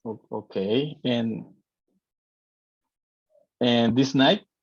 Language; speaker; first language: English; non-native, learner; Spanish